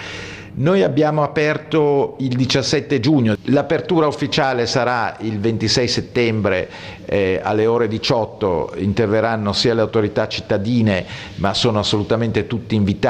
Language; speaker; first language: Italian; native; Italian